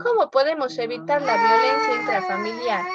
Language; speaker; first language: Spanish; native; Spanish